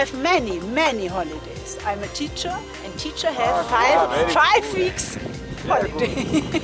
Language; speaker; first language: English; non-native, learner; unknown